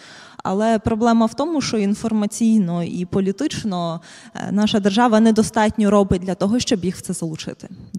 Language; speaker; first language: Ukrainian; native; Ukrainian